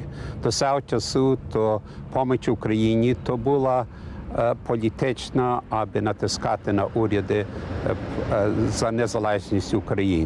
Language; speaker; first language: Ukrainian; early bilingual, heritage; English